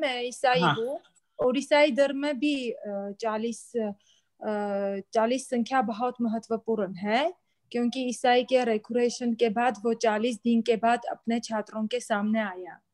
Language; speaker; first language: Hindi; non-native, learner; Armenian